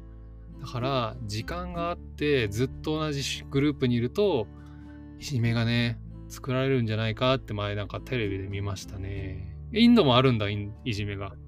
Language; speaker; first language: Japanese; native; Japanese